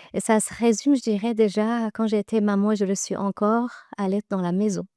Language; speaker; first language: French; early bilingual, other home language; Persian